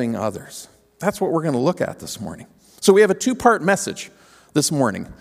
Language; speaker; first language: English; native; English